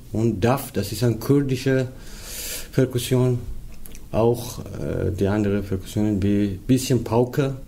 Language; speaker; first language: German; non-native, learner; Persian